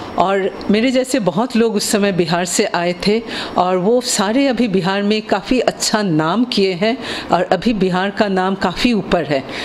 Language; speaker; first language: Hindi; non-native, local second language; Bangla